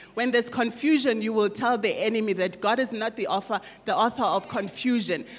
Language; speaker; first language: English; non-native, local second language; Northern Sotho